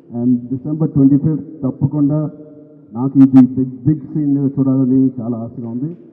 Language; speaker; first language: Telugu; native; Telugu